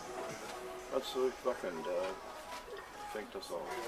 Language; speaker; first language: German; native; German